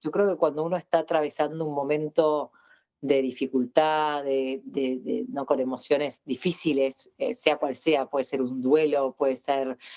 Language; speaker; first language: Spanish; native; Spanish